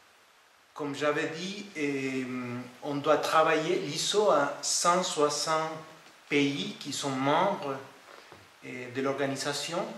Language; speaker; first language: French; non-native, fluent; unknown